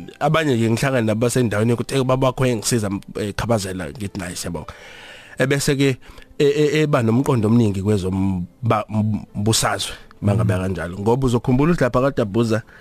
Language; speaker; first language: Zulu; native; Zulu